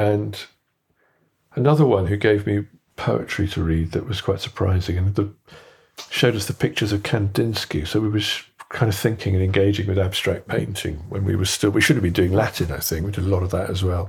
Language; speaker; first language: English; native; English